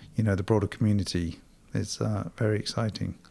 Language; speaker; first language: English; native; English